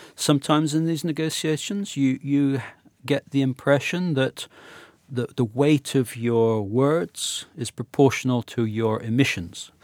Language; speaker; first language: English; native; English